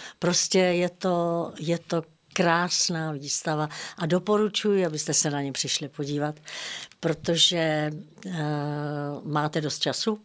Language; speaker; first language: Czech; native; Czech